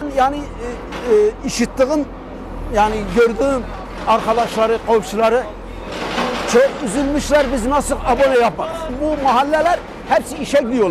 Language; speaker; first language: Turkish; non-native, local second language; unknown